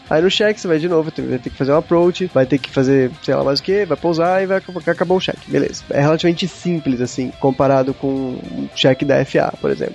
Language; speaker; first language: Portuguese; native; Portuguese